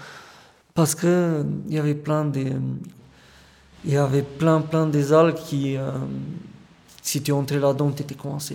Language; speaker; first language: French; non-native, fluent; Romanian